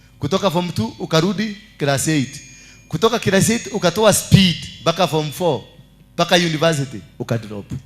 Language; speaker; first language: Swahili; non-native, local second language; Kikuyu